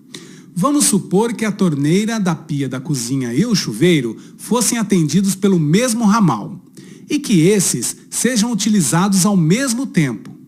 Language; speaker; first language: Portuguese; native; Portuguese